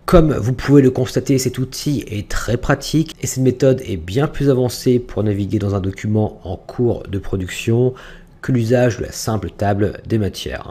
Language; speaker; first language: French; native; French